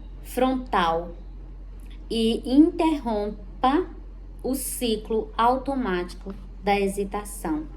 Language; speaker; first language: Portuguese; native; Portuguese